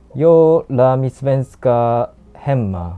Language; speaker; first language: Swedish; non-native, learner; Japanese